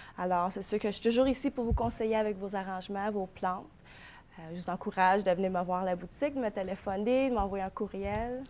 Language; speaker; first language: French; non-native, local second language; English